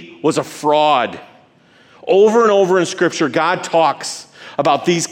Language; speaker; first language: English; native; English